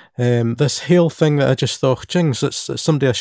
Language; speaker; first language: English; native; English